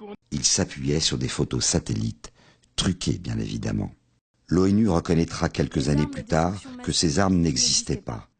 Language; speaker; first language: French; native; French